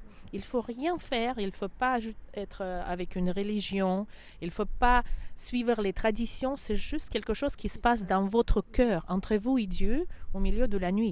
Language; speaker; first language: French; non-native, fluent; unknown